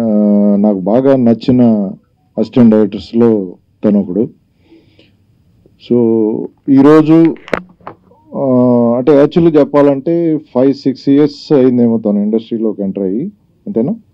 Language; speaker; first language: Telugu; native; Telugu